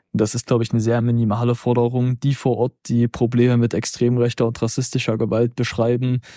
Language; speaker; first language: German; native; German